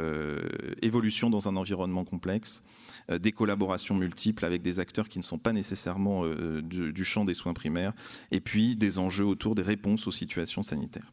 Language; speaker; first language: French; native; French